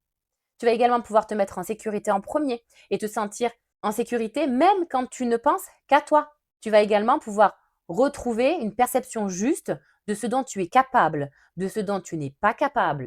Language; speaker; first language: French; native; French